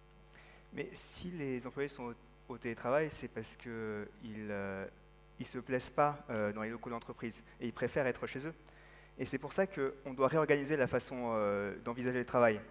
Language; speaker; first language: French; native; French